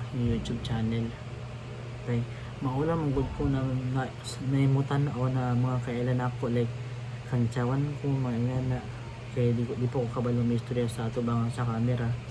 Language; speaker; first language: Cebuano; non-native, local second language; Filipino